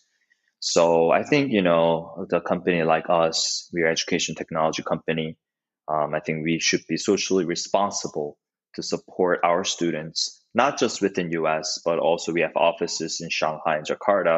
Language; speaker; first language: English; non-native, fluent; Korean